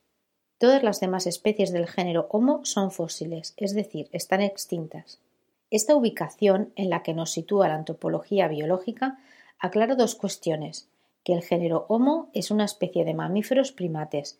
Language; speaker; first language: Spanish; native; Spanish